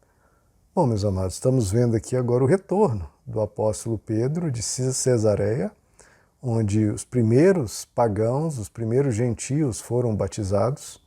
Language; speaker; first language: Portuguese; native; Portuguese